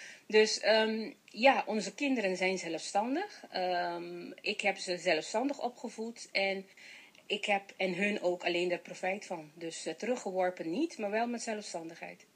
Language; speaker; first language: Dutch; non-native, local second language; Papiamento